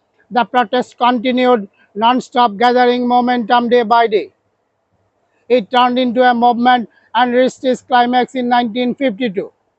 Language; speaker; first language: English; non-native, local second language; Bangla